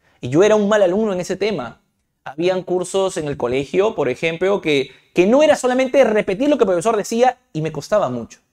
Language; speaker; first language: Spanish; native; Spanish